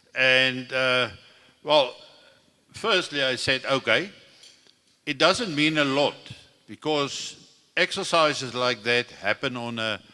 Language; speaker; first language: English; non-native, local second language; Afrikaans